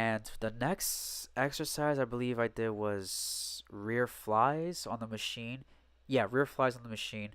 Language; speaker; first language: English; native; English